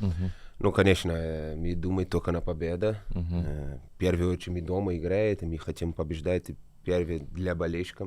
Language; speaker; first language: Russian; non-native, learner; Portuguese